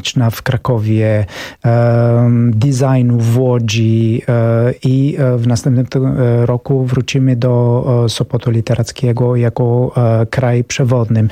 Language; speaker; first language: Polish; non-native, fluent; Romanian